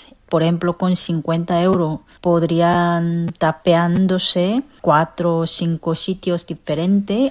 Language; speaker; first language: Spanish; non-native, fluent; Korean